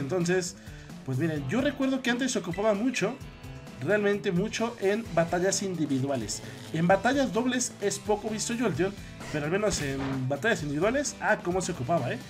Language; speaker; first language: Spanish; native; Spanish